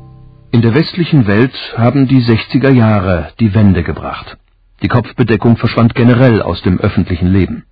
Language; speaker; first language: German; native; German